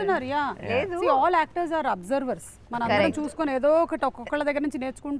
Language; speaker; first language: Telugu; native; Telugu